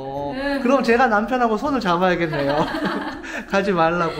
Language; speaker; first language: Korean; native; Korean